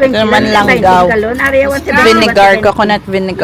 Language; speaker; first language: Filipino; non-native, local second language; Hiligaynon